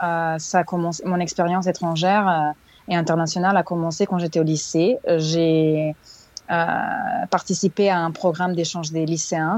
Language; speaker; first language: French; non-native, fluent; Serbian